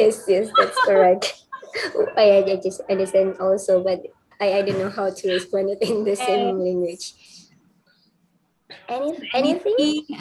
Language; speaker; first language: English; non-native, fluent; Indonesian